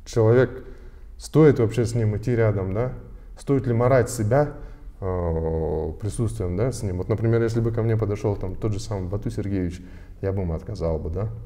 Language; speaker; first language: Russian; native; Russian